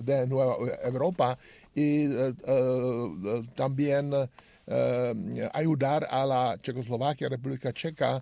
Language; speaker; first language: Spanish; non-native, learner; Czech